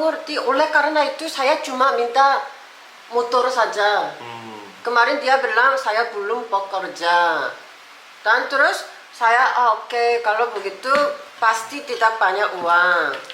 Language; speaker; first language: Indonesian; non-native, learner; Korean